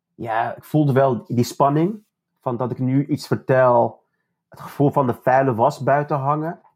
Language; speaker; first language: Dutch; early bilingual, other home language; Turkish